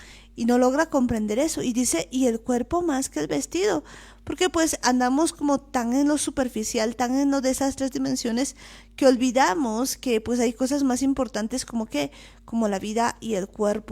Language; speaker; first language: Spanish; native; Spanish